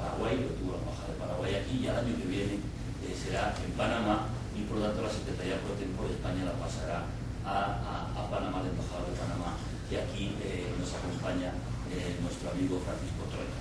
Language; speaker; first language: Spanish; native; Spanish